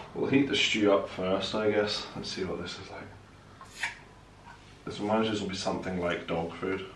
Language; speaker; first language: English; native; English